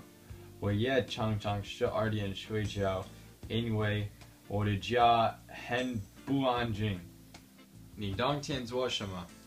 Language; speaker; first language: Chinese; non-native, learner; English